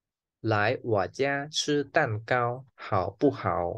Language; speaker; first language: Chinese; non-native, fluent; Khmer